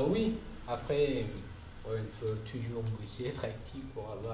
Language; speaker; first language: French; non-native, learner; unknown